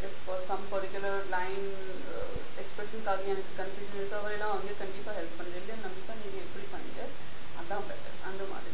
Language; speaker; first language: Tamil; non-native, learner; Gujarati